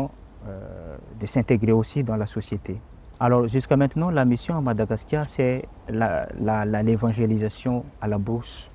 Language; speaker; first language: French; non-native, local second language; Malagasy